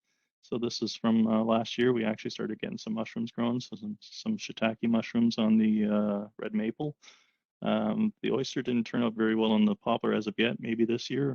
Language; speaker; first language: English; native; English